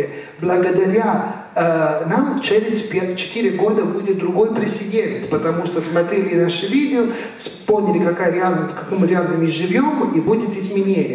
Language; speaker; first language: Russian; non-native, fluent; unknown